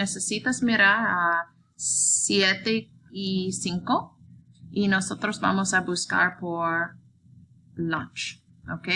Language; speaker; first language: Spanish; non-native, learner; English